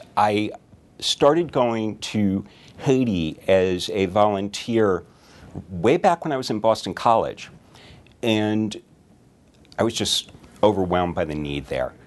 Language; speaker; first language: English; native; English